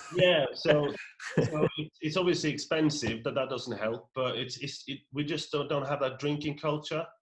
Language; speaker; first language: English; non-native, fluent; Norwegian